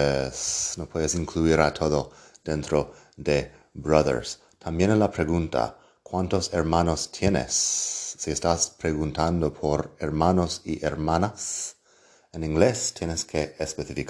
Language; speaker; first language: Spanish; non-native, fluent; English